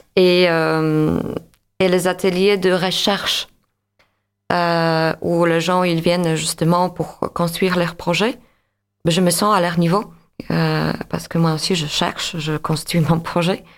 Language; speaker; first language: French; non-native, fluent; Polish